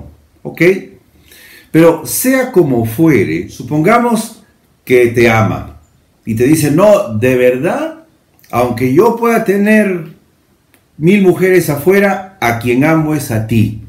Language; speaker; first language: Spanish; native; Spanish